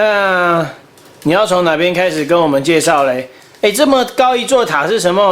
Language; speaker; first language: Chinese; native; Chinese